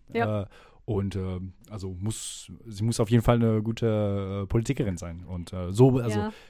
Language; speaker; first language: German; non-native, fluent; French